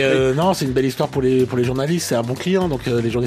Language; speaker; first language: French; native; French